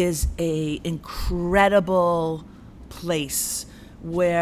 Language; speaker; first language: English; native; English